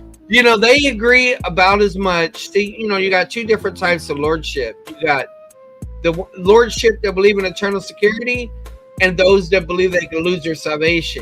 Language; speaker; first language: English; native; English